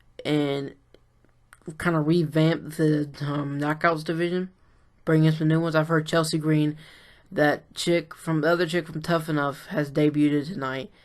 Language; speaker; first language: English; native; English